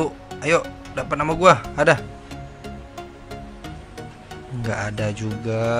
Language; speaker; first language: Indonesian; native; Indonesian